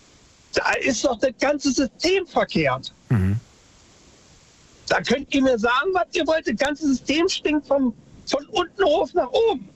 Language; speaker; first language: German; native; German